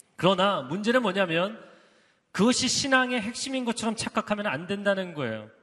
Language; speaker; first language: Korean; native; Korean